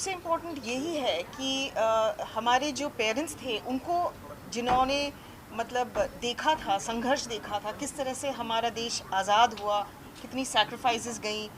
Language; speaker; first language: Hindi; native; Hindi